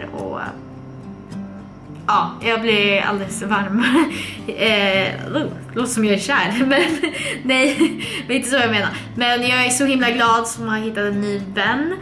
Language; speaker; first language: Swedish; native; Swedish